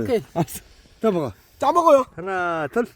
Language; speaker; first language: Korean; non-native, learner; Mongolian